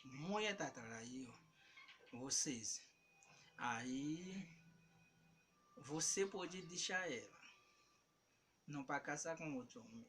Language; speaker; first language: Portuguese; non-native, learner; Haitian Creole